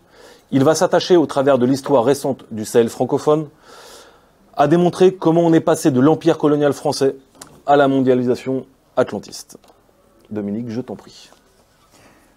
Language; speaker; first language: French; native; French